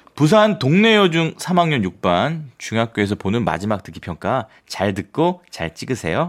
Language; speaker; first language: Korean; native; Korean